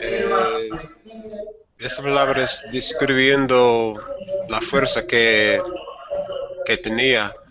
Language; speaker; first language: Spanish; non-native, learner; English